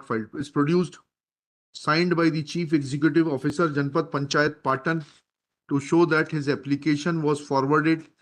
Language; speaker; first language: English; non-native, local second language; Hindi